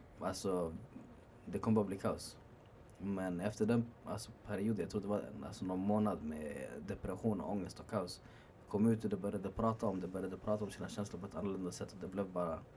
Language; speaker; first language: Swedish; early bilingual, other home language; Arabic